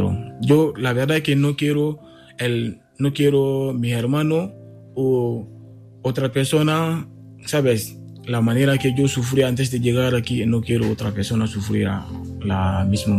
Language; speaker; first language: Spanish; non-native, learner; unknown